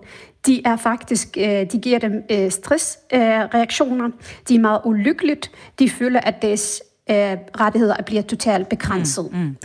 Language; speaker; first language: Danish; non-native, fluent; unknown